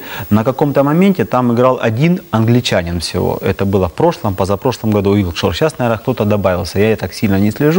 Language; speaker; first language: Russian; native; Russian